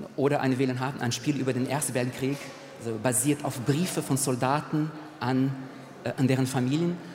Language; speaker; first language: German; non-native, fluent; Portuguese